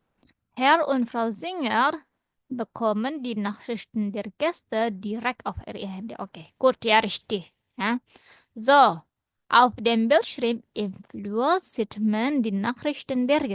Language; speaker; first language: German; non-native, fluent; Indonesian